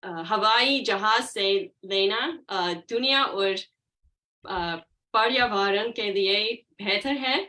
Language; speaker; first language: Hindi; non-native, learner; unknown